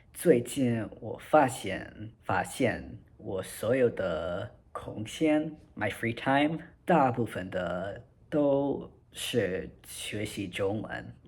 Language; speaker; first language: Chinese; non-native, learner; English